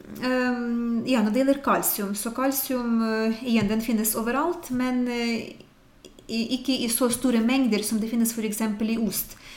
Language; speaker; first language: Norwegian; non-native, fluent; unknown